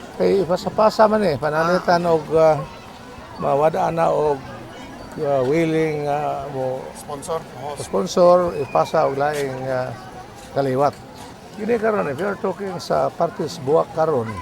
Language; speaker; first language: Cebuano; native; Cebuano